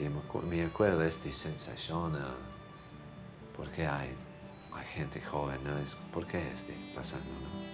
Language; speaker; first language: Spanish; non-native, fluent; English